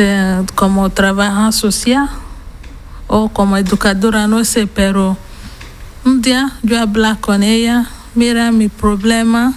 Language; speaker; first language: Spanish; non-native, learner; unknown